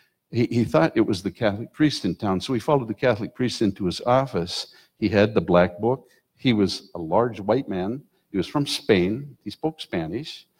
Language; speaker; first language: English; native; English